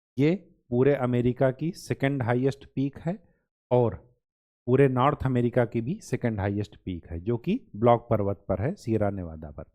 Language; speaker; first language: Hindi; native; Hindi